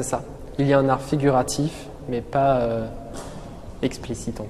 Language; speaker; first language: French; native; French